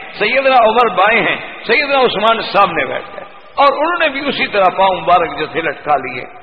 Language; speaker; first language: Urdu; non-native, local second language; Punjabi